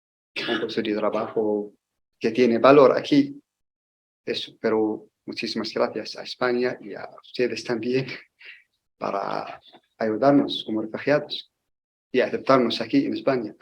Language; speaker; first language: Spanish; non-native, learner; Arabic